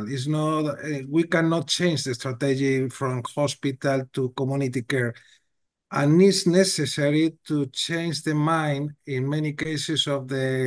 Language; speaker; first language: English; non-native, learner; Spanish